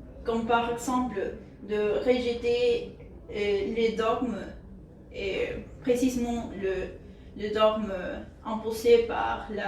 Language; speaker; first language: French; non-native, learner; Spanish